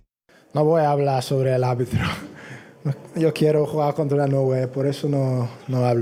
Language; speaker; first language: Spanish; non-native, learner; English